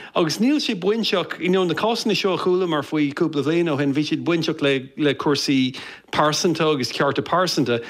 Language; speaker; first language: Irish; non-native, local second language; English